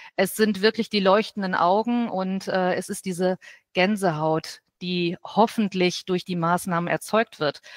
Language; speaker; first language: German; native; German